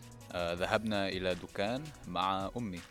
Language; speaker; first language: Arabic; non-native, learner; English